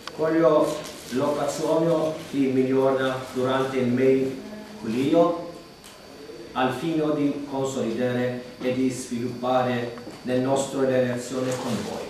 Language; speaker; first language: Italian; non-native, learner; Turkish